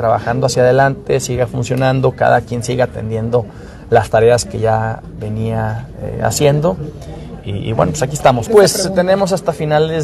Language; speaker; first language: Spanish; native; Spanish